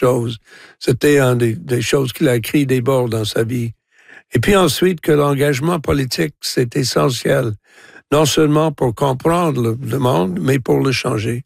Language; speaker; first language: French; non-native, local second language; English